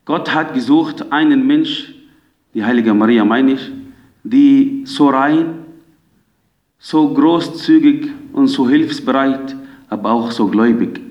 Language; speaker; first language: German; non-native, fluent; Arabic